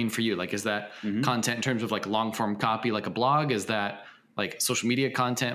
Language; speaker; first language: English; native; English